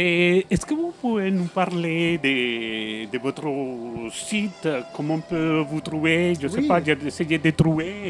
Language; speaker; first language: French; non-native, fluent; Spanish